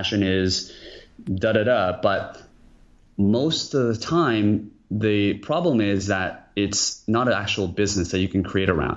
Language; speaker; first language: English; early bilingual, other home language; Korean